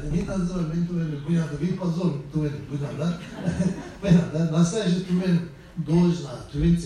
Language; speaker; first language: Russian; non-native, fluent; Tibetan